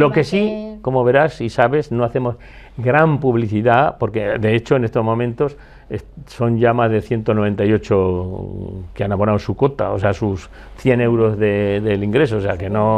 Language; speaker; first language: Spanish; native; Spanish